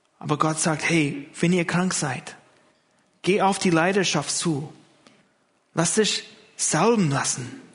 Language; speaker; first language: German; non-native, fluent; English